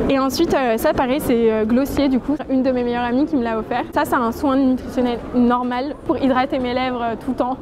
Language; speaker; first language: French; native; French